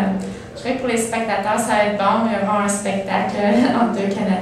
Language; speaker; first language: French; native; French